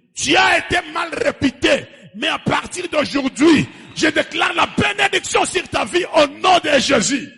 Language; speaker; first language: French; non-native, local second language; Swahili